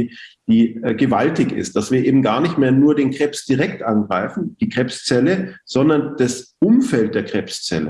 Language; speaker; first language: German; native; German